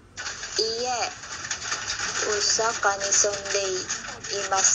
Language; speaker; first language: Japanese; non-native, learner; Filipino